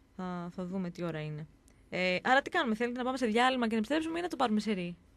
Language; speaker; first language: Greek; native; Greek